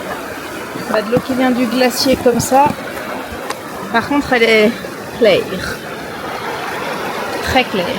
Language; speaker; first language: French; native; French